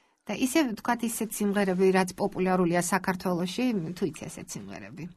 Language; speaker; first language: Georgian; native; Georgian